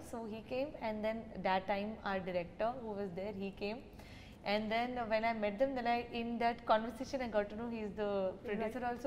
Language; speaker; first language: Telugu; non-native, learner; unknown